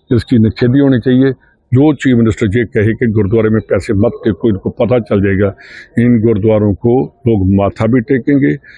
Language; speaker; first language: Hindi; non-native, local second language; Punjabi